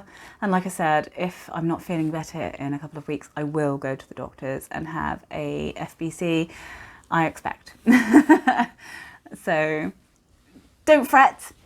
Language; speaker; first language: English; native; English